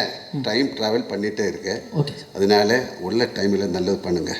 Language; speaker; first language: Tamil; non-native, fluent; Malayalam